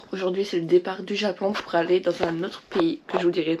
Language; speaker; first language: French; native; French